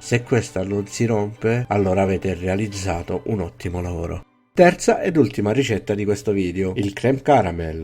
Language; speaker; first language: Italian; native; Italian